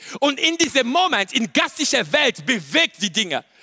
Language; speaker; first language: German; non-native, learner; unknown